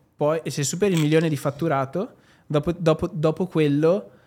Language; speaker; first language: Italian; native; Italian